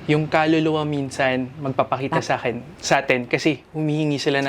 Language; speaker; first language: Filipino; native; Filipino